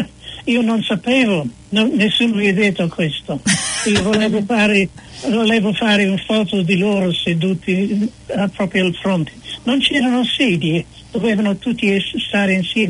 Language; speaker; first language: Italian; non-native, fluent; English